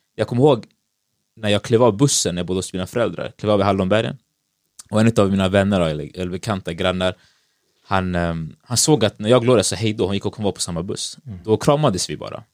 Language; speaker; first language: Swedish; early bilingual, other home language; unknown